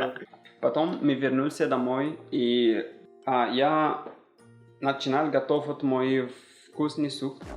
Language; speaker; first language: Russian; non-native, learner; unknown